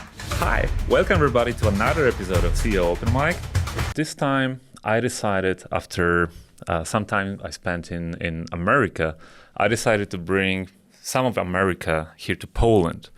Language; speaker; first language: English; non-native, fluent; Polish